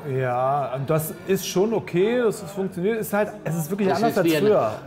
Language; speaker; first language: German; native; German